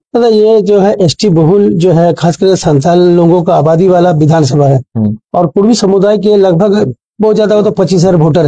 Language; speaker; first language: Hindi; non-native, local second language; Bangla